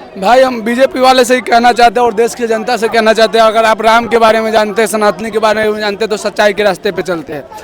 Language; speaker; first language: Hindi; native; Hindi